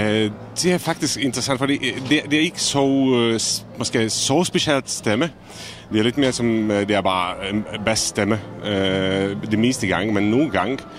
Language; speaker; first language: Danish; non-native, fluent; Czech